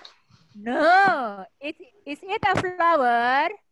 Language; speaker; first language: English; non-native, fluent; Indonesian